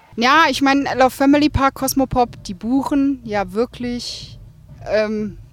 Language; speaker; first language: German; native; German